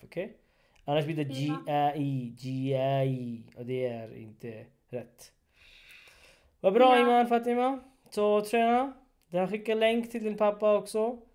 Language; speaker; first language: Swedish; non-native, fluent; Urdu